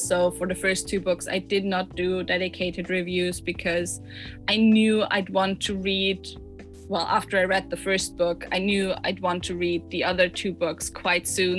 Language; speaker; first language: English; non-native, fluent; German